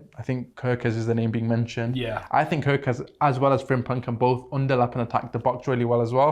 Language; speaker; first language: English; native; English